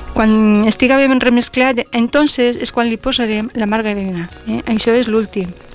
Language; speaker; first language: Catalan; native; Catalan